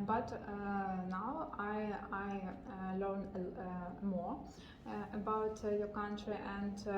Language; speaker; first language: English; non-native, learner; Ukrainian